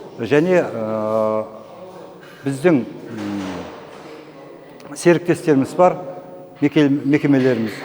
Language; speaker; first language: Kazakh; native; Kazakh